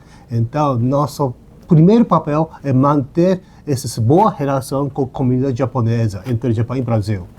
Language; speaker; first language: Portuguese; non-native, learner; Japanese